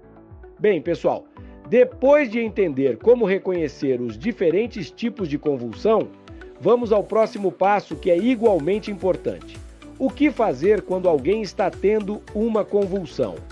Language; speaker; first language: Portuguese; native; Portuguese